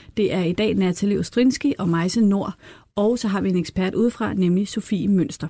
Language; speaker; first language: Danish; native; Danish